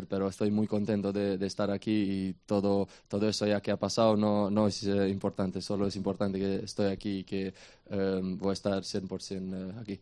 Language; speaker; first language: Spanish; non-native, fluent; Romanian